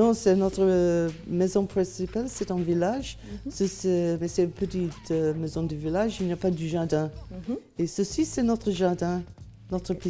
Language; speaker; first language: French; non-native, learner; English